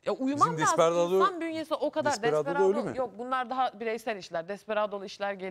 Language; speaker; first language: Turkish; native; Turkish